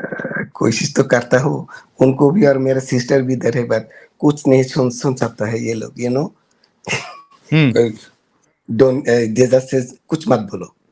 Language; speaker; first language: Hindi; non-native, learner; Bangla